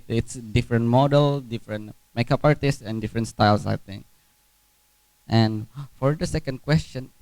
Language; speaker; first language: English; non-native, fluent; Indonesian